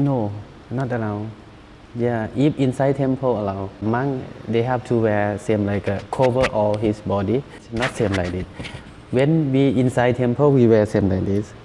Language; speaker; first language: English; non-native, learner; Thai